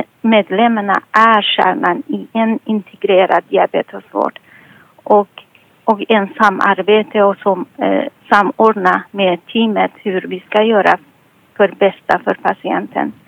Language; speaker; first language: Swedish; non-native, fluent; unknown